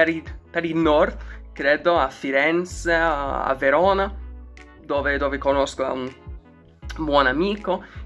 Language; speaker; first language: Italian; non-native, learner; English